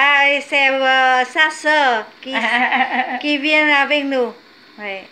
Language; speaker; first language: French; non-native, fluent; Vietnamese